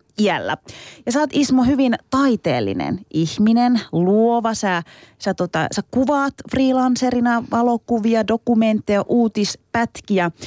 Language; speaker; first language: Finnish; early bilingual, other home language; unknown